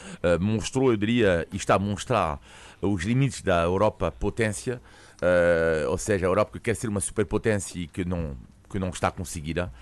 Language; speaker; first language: Portuguese; non-native, fluent; French